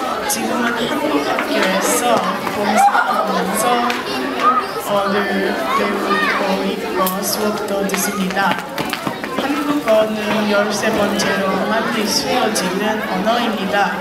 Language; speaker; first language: Korean; early bilingual, heritage; English